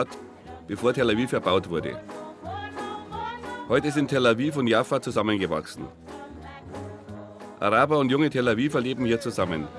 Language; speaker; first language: German; native; German